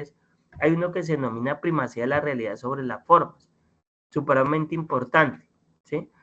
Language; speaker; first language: Spanish; native; Spanish